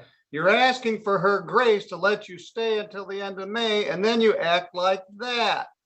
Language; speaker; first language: English; native; English